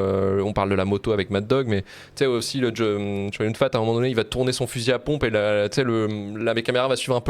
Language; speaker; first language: French; native; French